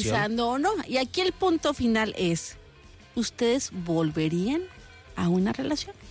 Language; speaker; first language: Spanish; native; Spanish